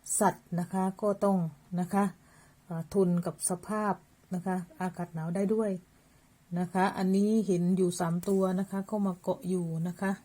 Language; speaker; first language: Thai; native; Thai